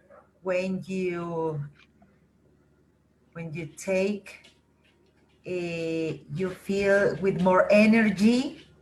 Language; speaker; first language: English; non-native, learner; Spanish